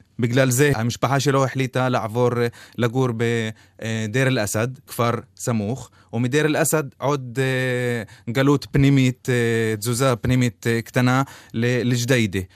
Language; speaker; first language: Hebrew; non-native, local second language; Arabic